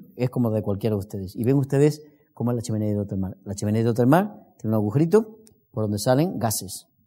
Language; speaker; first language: Spanish; native; Spanish